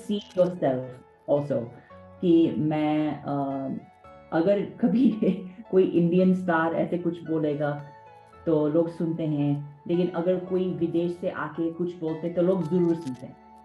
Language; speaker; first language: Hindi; non-native, fluent; English